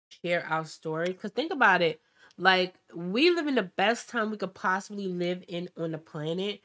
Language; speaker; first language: English; native; English